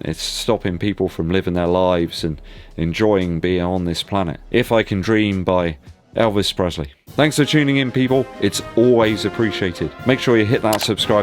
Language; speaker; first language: English; native; English